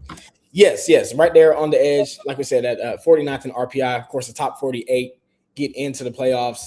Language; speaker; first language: English; native; English